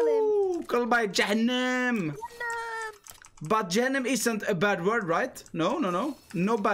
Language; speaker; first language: English; non-native, fluent; Swedish